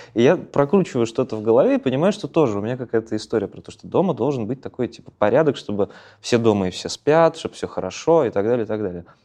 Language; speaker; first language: Russian; native; Russian